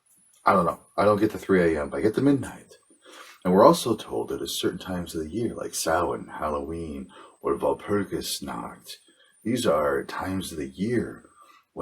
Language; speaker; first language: English; native; English